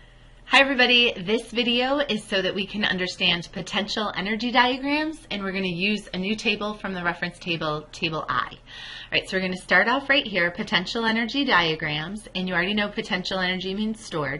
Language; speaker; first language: English; native; English